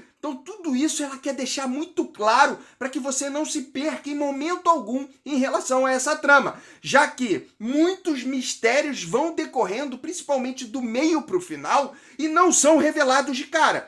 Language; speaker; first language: Portuguese; native; Portuguese